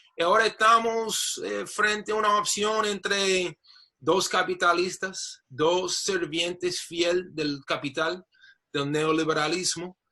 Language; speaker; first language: Spanish; non-native, fluent; English